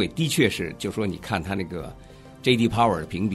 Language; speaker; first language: Chinese; native; Chinese